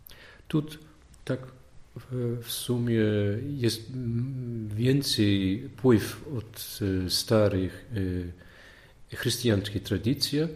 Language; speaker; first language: Polish; non-native, learner; Dutch